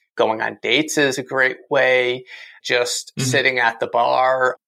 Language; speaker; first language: English; native; English